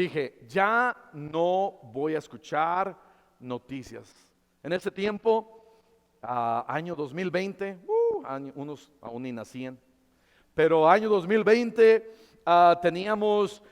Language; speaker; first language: Spanish; native; Spanish